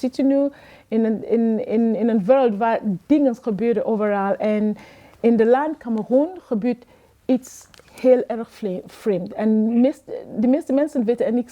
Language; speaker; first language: Dutch; non-native, fluent; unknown